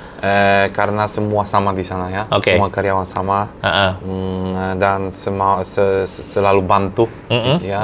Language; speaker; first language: Indonesian; non-native, fluent; Polish